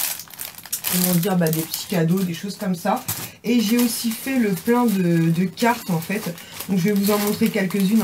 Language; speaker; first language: French; native; French